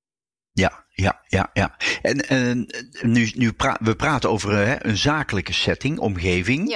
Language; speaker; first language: Dutch; native; Dutch